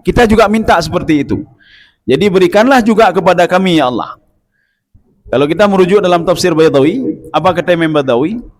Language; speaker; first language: Malay; non-native, local second language; Achinese